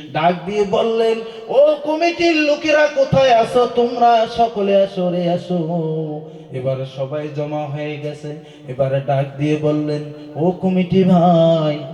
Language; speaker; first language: Bangla; native; Bangla